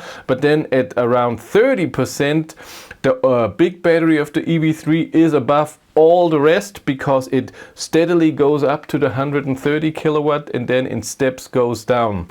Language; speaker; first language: English; non-native, fluent; German